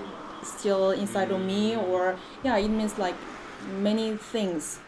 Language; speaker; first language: English; non-native, fluent; Korean